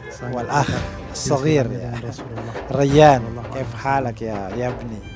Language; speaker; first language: Arabic; non-native, fluent; Indonesian